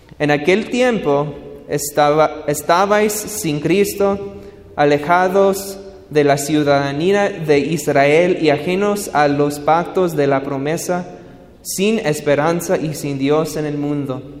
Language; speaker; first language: Spanish; non-native, learner; English